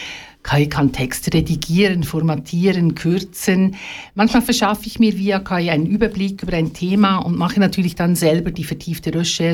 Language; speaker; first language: German; native; German